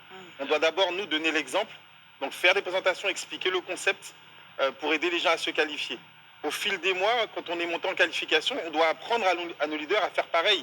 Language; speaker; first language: French; native; French